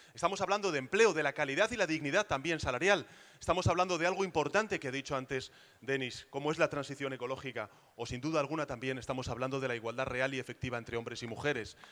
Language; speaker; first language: Spanish; native; Spanish